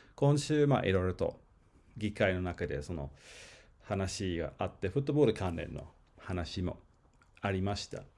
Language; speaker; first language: Japanese; non-native, fluent; English